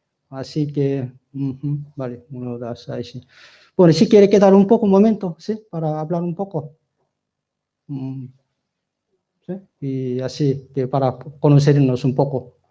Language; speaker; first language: Spanish; non-native, learner; Korean